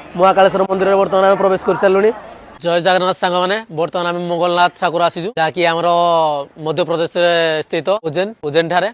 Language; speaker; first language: Odia; native; Odia